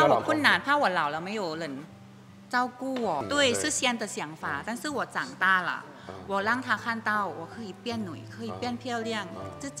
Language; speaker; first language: Chinese; non-native, learner; Thai